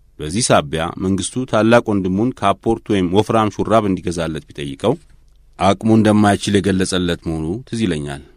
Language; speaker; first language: Amharic; native; Amharic